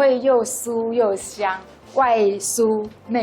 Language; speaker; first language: Chinese; native; Chinese